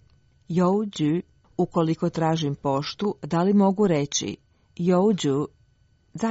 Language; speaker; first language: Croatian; non-native, fluent; Chinese